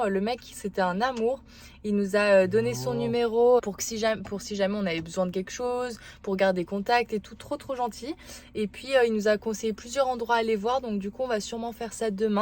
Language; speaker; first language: French; native; French